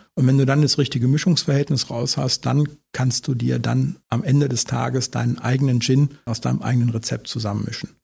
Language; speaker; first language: German; native; German